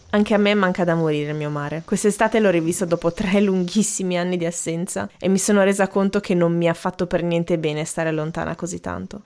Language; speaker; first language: Italian; native; Italian